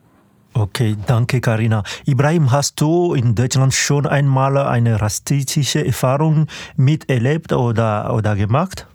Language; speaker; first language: German; non-native, fluent; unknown